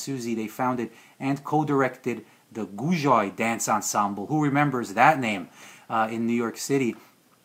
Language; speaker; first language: English; early bilingual, other home language; Hungarian